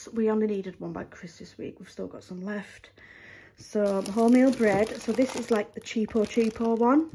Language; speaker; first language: English; native; English